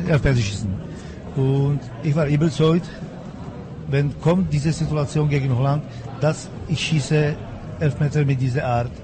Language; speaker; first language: German; non-native, learner; Czech